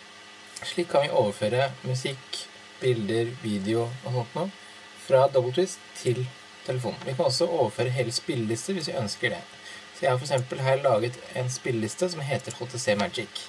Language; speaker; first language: Norwegian; native; Norwegian